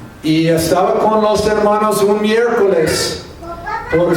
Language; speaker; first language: Spanish; non-native, fluent; English